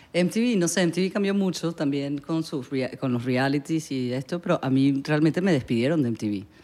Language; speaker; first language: Spanish; native; Spanish